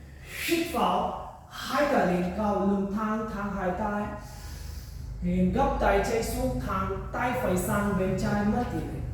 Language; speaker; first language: Vietnamese; non-native, learner; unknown